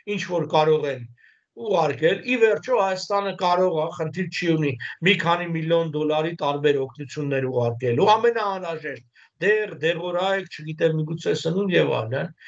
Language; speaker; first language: Armenian; native; Armenian